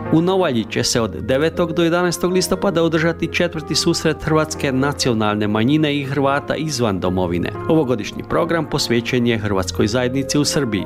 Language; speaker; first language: Croatian; early bilingual, heritage; Croatian